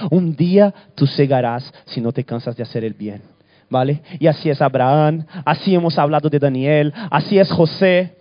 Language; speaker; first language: Spanish; early bilingual, other home language; Portuguese